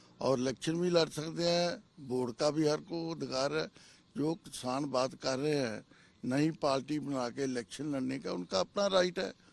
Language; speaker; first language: Hindi; non-native, local second language; Punjabi